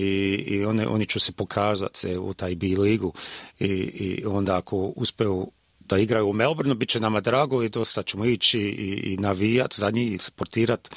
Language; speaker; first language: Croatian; early bilingual, heritage; Croatian